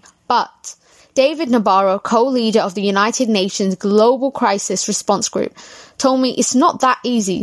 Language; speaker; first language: English; native; English